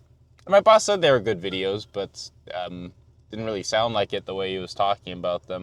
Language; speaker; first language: English; native; English